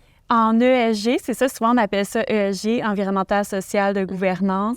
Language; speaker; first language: French; native; French